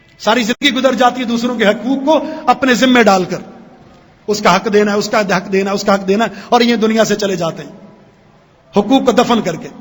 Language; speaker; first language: Urdu; native; Urdu